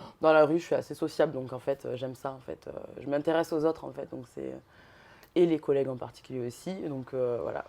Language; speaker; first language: French; native; French